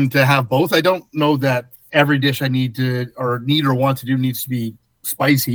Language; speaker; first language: English; native; English